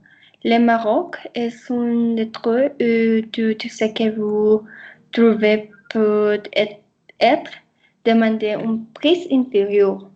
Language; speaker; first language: French; non-native, learner; Spanish